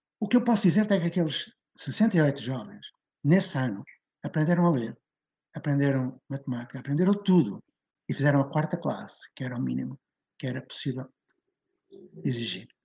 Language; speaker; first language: Portuguese; native; Portuguese